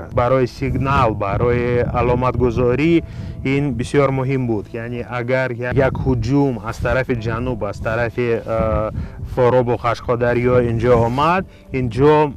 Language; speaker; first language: Persian; non-native, fluent; Russian